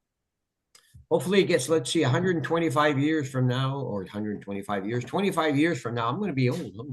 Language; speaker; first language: English; native; English